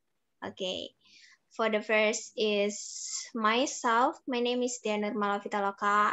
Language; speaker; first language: English; non-native, learner; Indonesian